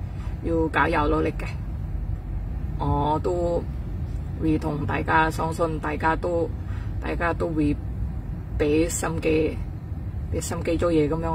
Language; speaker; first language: Cantonese; non-native, fluent; Indonesian